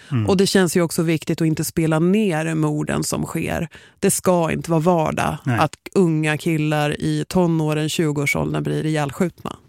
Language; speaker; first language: Swedish; native; Swedish